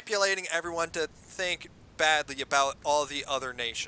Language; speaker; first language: English; native; English